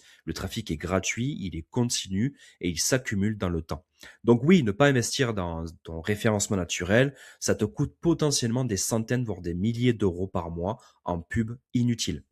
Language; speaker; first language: French; native; French